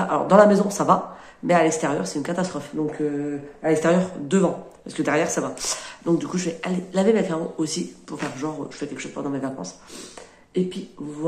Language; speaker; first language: French; native; French